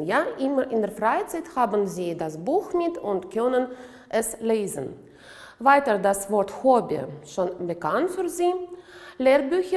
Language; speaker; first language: German; non-native, fluent; Uzbek